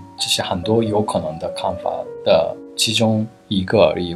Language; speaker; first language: Chinese; non-native, fluent; Japanese